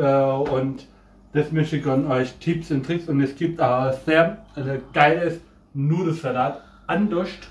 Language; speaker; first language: German; non-native, fluent; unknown